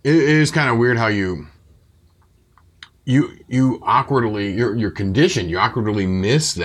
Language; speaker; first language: English; native; English